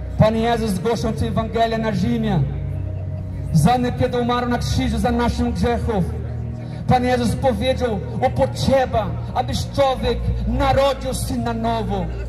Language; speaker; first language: Polish; non-native, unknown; Portuguese